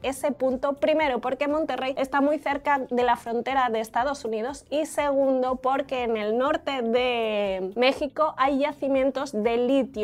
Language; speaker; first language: Spanish; native; Spanish